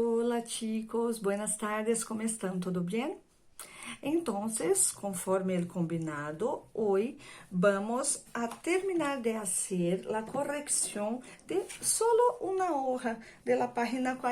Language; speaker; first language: Spanish; non-native, fluent; Portuguese